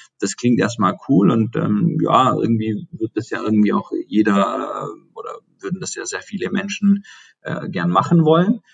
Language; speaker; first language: German; early bilingual, other home language; Turkish